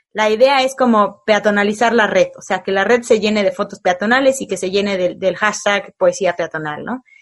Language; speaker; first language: Spanish; native; Spanish